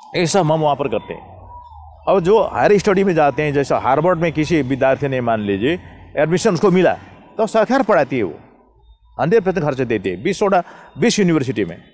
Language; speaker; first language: Hindi; non-native, local second language; Nepali